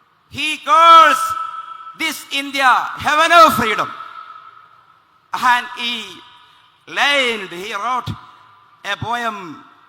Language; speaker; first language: English; non-native, local second language; Malayalam